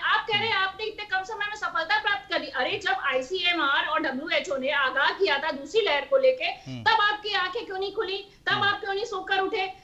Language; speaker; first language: Hindi; native; Hindi